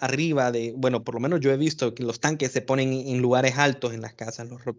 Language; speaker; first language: Spanish; native; Spanish